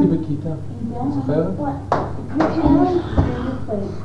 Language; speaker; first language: Hebrew; non-native, fluent; English